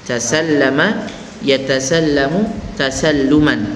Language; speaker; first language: Arabic; non-native, fluent; Indonesian